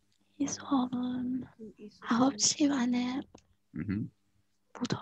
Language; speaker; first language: Korean; non-native, learner; Spanish